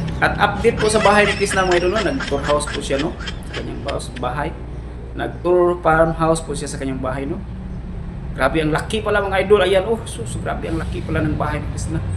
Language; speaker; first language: Filipino; non-native, local second language; Cebuano